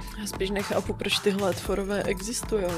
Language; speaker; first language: Czech; native; Czech